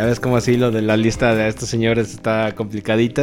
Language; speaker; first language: Spanish; native; Spanish